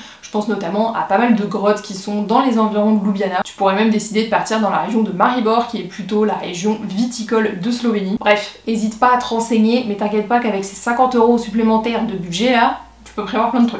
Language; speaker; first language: French; native; French